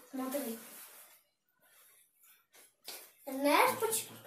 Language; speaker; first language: Russian; early bilingual, other home language; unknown